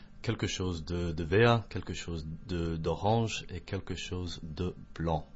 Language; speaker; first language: French; non-native, fluent; English